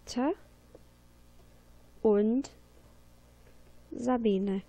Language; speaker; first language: German; non-native, fluent; Portuguese